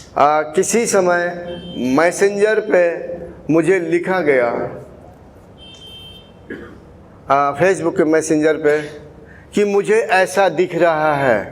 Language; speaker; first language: Hindi; native; Hindi